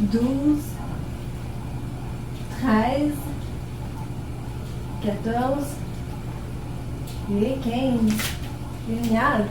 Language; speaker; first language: French; native; French